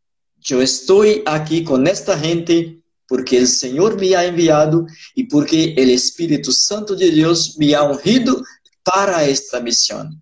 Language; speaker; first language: Spanish; non-native, fluent; Portuguese